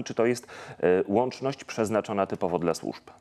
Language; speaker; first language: Polish; native; Polish